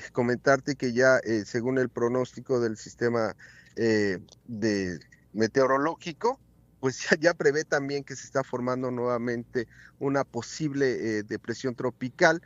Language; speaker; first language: Spanish; native; Spanish